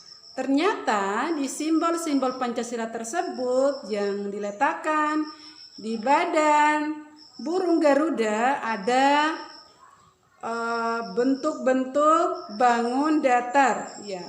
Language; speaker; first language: Indonesian; native; Indonesian